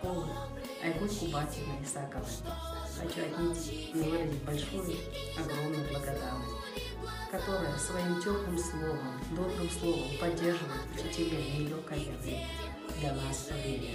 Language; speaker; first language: Russian; non-native, local second language; Kyrgyz